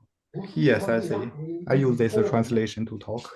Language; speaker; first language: English; non-native, learner; Chinese